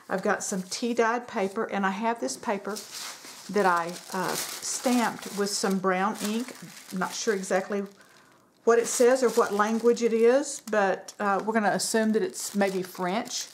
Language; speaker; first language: English; native; English